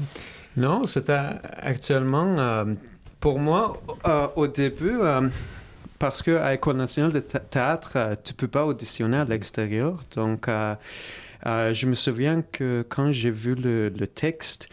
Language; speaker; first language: French; non-native, fluent; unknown